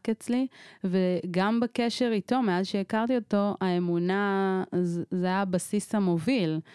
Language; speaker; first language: Hebrew; native; Hebrew